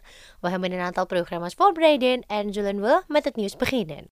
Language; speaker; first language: Dutch; non-native, fluent; Indonesian